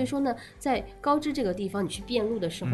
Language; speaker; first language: Chinese; native; Chinese